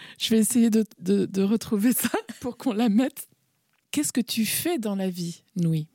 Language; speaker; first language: French; native; French